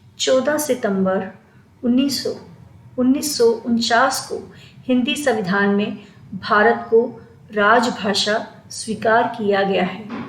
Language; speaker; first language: Hindi; native; Hindi